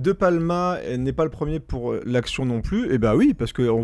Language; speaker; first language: French; native; French